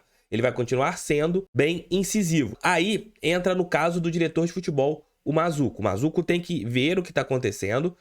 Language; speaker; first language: Portuguese; native; Portuguese